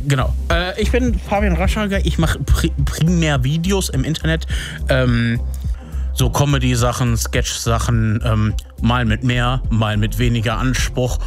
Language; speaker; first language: German; native; German